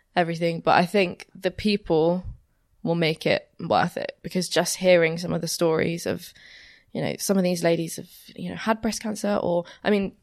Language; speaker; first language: English; native; English